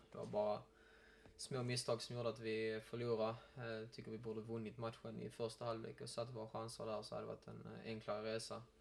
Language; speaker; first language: Swedish; native; Swedish